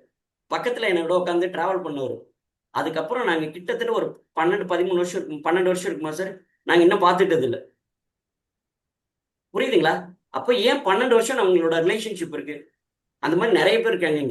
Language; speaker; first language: Tamil; native; Tamil